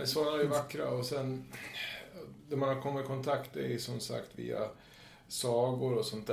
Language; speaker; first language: Swedish; native; Swedish